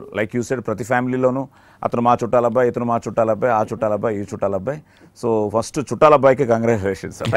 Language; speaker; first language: Telugu; native; Telugu